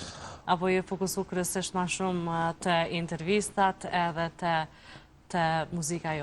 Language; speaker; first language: Albanian; native; Albanian